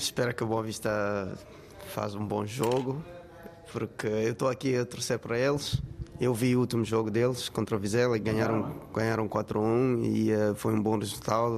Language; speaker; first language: Portuguese; non-native, fluent; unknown